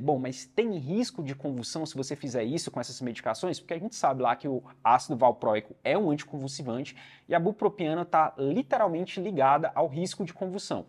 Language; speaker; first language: Portuguese; native; Portuguese